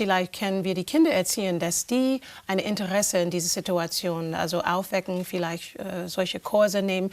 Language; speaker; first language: German; non-native, fluent; English